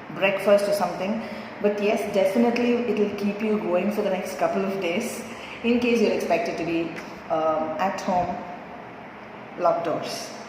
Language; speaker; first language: English; non-native, local second language; Tamil